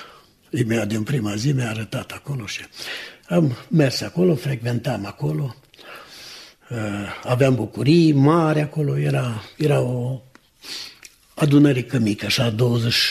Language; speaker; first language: Romanian; native; Romanian